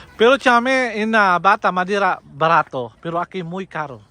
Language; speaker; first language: Spanish; non-native, learner; Filipino